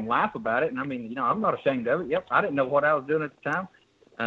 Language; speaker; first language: English; native; English